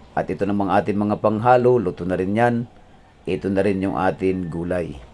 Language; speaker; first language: Filipino; non-native, local second language; Cebuano